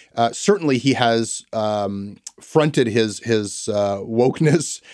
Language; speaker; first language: English; native; English